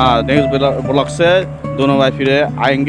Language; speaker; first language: Hindi; non-native, learner; Nepali